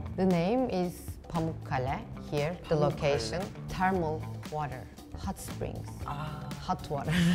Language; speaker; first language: English; non-native, fluent; Turkish